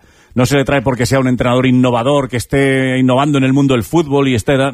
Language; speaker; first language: Spanish; native; Spanish